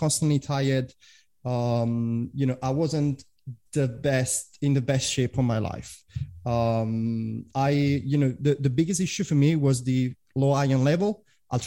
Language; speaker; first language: English; non-native, fluent; Italian